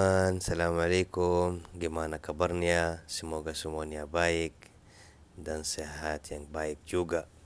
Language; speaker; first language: Indonesian; non-native, fluent; Arabic